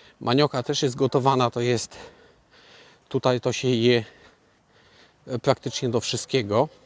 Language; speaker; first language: Polish; native; Polish